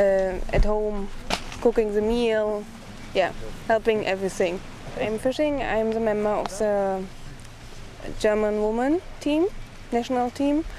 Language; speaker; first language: English; non-native, fluent; German